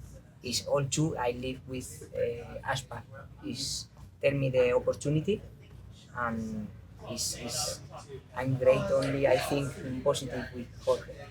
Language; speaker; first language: English; non-native, learner; Spanish